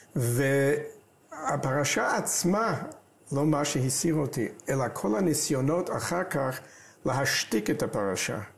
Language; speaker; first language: Hebrew; non-native, fluent; English